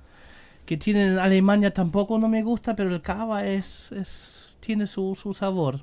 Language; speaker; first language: Spanish; non-native, fluent; German